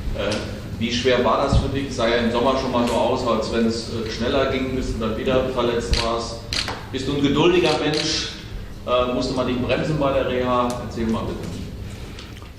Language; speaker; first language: German; native; German